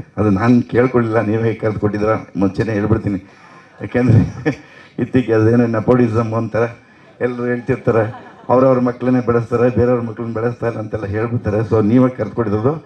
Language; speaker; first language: Kannada; native; Kannada